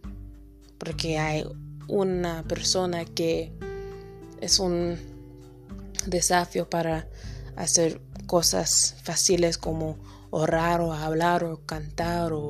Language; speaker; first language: Spanish; non-native, learner; English